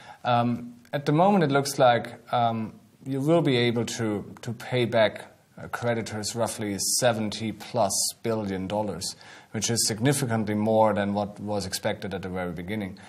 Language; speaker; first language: English; non-native, fluent; German